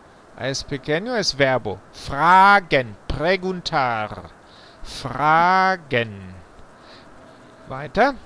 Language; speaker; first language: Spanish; non-native, learner; German